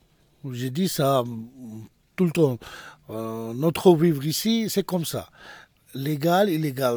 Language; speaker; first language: French; non-native, learner; Georgian